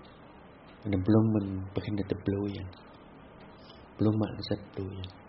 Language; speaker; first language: Dutch; non-native, fluent; Vietnamese